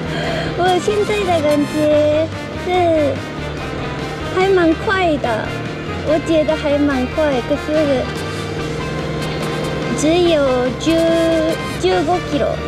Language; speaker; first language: Chinese; non-native, fluent; Japanese